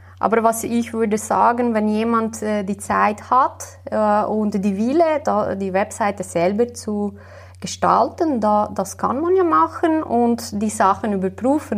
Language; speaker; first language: German; non-native, fluent; Slovenian